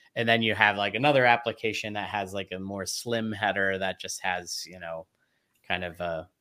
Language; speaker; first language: English; native; English